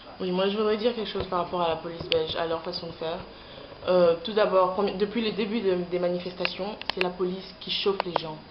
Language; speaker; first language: French; non-native, local second language; Lingala